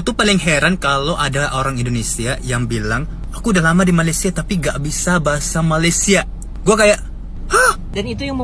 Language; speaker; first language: Indonesian; non-native, fluent; Thai